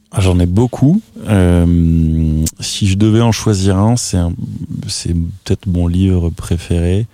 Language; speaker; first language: French; native; French